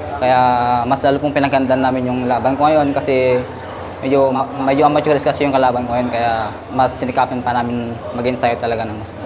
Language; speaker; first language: Filipino; non-native, local second language; Iloko